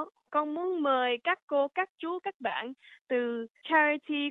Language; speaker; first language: Vietnamese; early bilingual, heritage; Vietnamese